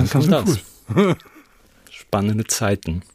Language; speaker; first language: German; non-native, fluent; Spanish